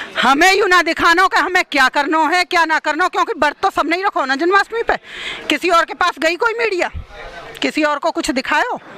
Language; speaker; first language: Hindi; native; Hindi